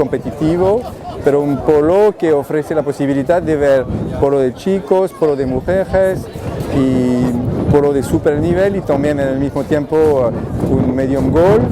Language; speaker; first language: Spanish; non-native, fluent; French